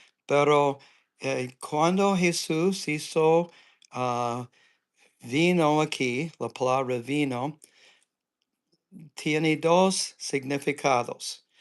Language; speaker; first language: Spanish; non-native, learner; English